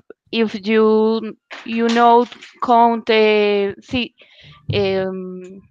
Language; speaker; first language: English; non-native, learner; Spanish